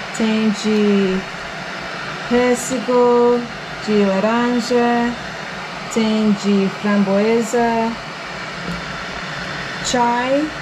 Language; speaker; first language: Portuguese; non-native, fluent; English